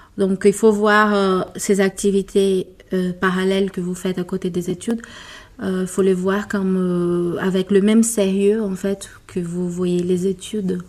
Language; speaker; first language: French; non-native, fluent; Portuguese